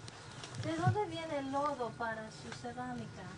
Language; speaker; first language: Spanish; non-native, fluent; English